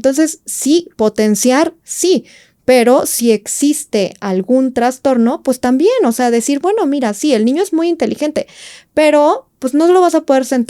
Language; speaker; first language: Spanish; native; Spanish